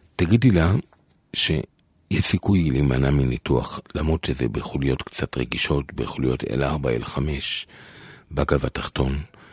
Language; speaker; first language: Hebrew; native; Hebrew